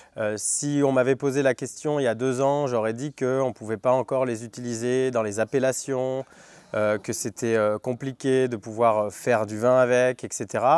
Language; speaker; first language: French; native; French